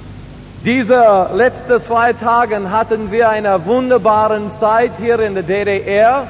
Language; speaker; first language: German; non-native, learner; English